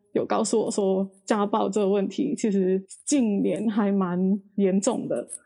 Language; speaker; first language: Chinese; non-native, local second language; Cantonese